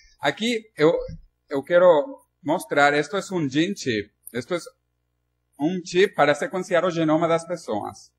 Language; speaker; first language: Spanish; non-native, learner; Portuguese